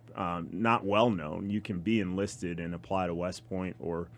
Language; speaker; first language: English; native; English